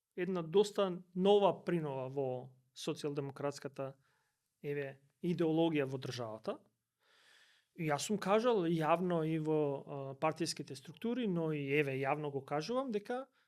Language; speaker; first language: Macedonian; non-native, local second language; Albanian